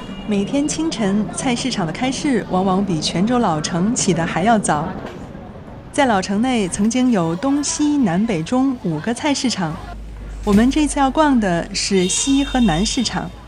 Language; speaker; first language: Chinese; native; Chinese